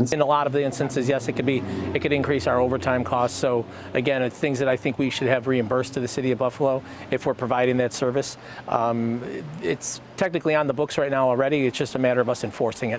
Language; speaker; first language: English; native; English